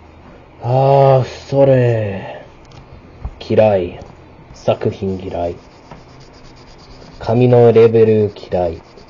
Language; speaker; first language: Japanese; non-native, learner; English